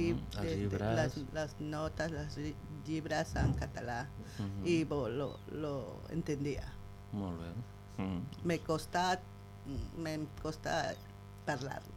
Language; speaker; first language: Catalan; non-native, learner; Spanish